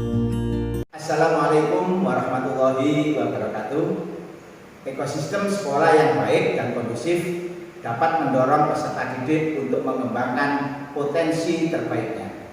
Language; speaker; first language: Indonesian; native; Indonesian